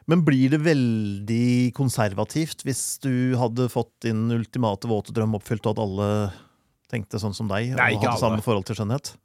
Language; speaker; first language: Norwegian; native; Norwegian